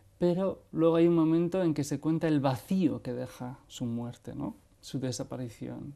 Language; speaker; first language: Spanish; non-native, local second language; Basque